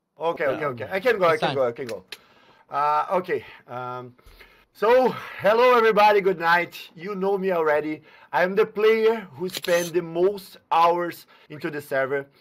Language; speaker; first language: English; non-native, fluent; Portuguese